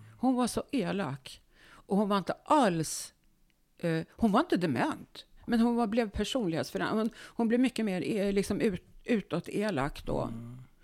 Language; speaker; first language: Swedish; native; Swedish